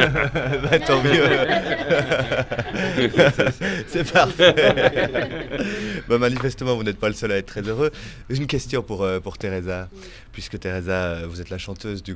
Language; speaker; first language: French; native; French